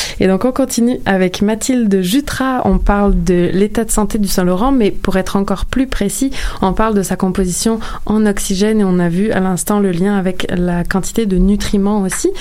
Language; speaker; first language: French; native; French